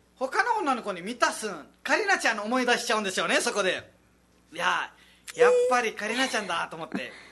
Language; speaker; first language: Japanese; non-native, fluent; Nepali